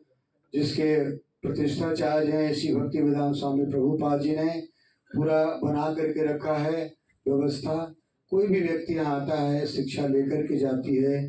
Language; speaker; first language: Hindi; native; Hindi